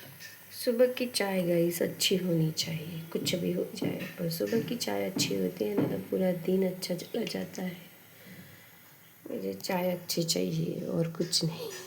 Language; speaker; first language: Hindi; non-native, local second language; Gujarati